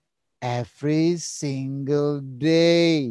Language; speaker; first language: English; non-native, learner; Indonesian